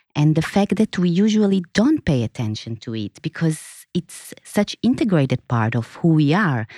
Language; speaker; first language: English; non-native, fluent; Hebrew